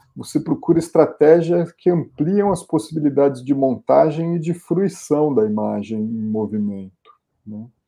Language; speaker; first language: Portuguese; native; Portuguese